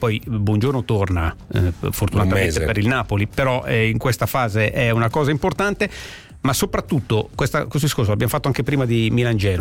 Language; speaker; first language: Italian; native; Italian